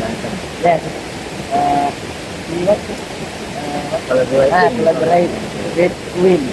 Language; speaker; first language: English; non-native, learner; Indonesian